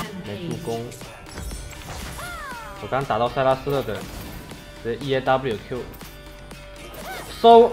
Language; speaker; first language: Chinese; native; Chinese